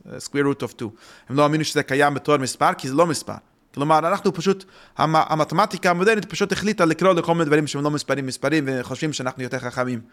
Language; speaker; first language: Hebrew; non-native, fluent; English